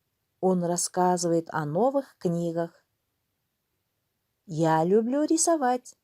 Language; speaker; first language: Russian; non-native, local second language; Kyrgyz